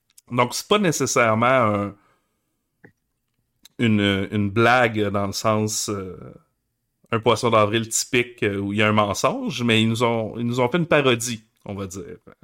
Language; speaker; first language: French; native; French